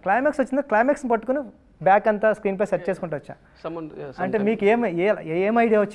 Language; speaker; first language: Telugu; native; Telugu